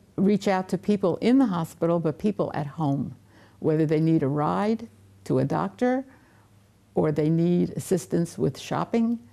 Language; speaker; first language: English; native; English